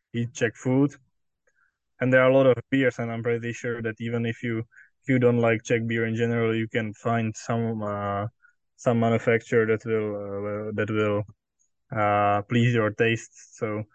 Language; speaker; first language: English; non-native, fluent; Czech